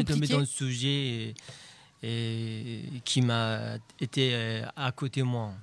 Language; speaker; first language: French; non-native, learner; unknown